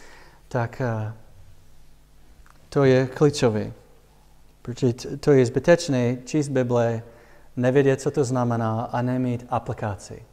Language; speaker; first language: Czech; non-native, fluent; English